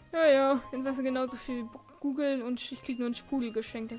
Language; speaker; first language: German; native; German